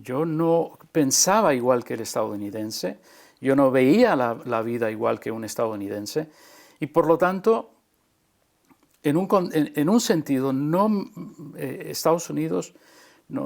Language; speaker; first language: Spanish; early bilingual, other home language; English